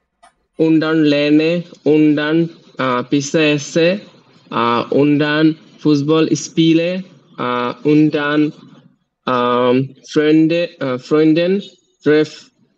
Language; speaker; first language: German; non-native, learner; Bangla